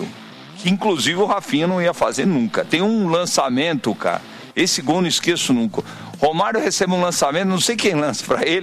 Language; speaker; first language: Portuguese; native; Portuguese